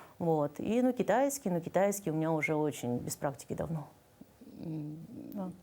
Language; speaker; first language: Russian; native; Russian